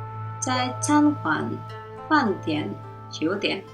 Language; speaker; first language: Chinese; non-native, fluent; Indonesian